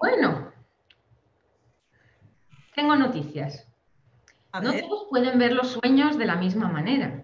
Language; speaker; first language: Spanish; native; Spanish